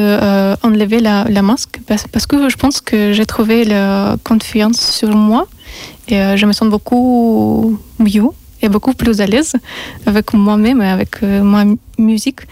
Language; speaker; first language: French; non-native, learner; Russian